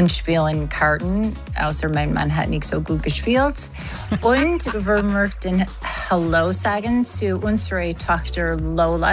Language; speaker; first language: German; non-native, learner; English